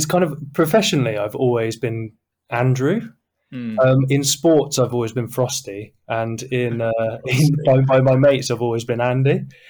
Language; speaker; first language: English; native; English